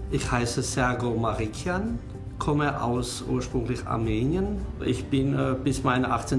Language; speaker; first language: German; non-native, fluent; Armenian